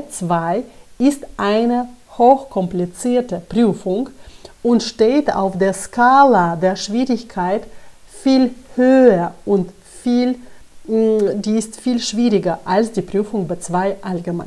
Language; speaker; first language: German; non-native, fluent; Russian